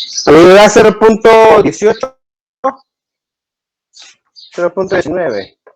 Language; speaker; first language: Spanish; native; Spanish